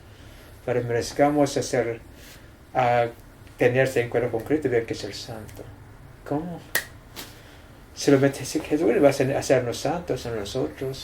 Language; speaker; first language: Spanish; non-native, fluent; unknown